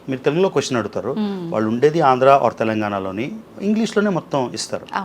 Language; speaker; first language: Telugu; native; Telugu